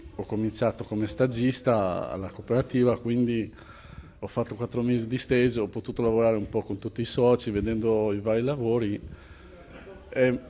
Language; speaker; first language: Italian; non-native, fluent; Albanian